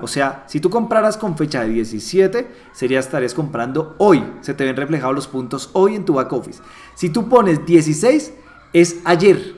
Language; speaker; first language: Spanish; native; Spanish